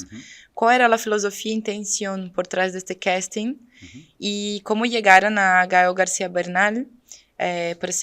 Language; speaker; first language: Spanish; non-native, fluent; Portuguese